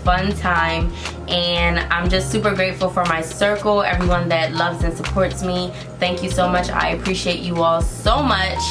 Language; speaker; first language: English; native; English